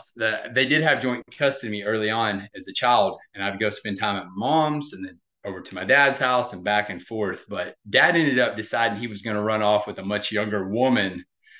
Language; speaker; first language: English; native; English